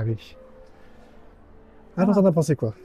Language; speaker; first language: French; native; French